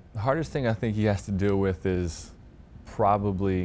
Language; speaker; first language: English; native; English